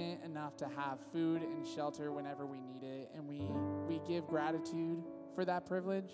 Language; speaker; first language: English; native; English